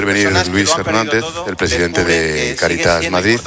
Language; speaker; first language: Spanish; native; Spanish